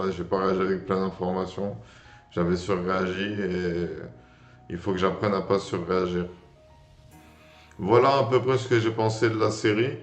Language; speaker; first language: French; native; French